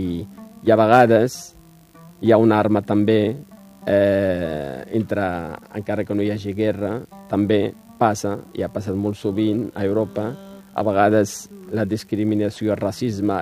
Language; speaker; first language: Catalan; non-native, fluent; Riffian